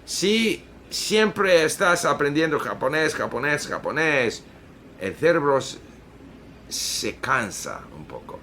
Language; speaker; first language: Spanish; non-native, fluent; Swedish